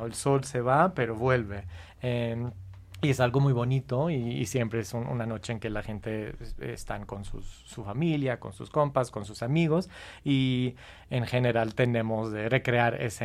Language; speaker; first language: Spanish; non-native, fluent; English